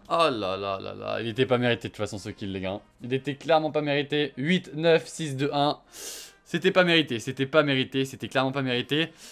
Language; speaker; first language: French; native; French